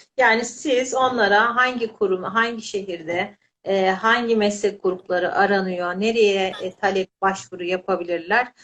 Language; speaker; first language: Turkish; native; Turkish